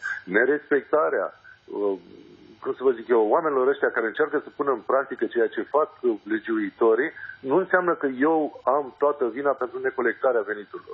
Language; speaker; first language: Romanian; native; Romanian